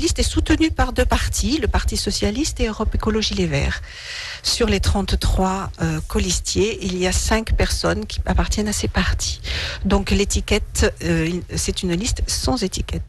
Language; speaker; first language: French; native; French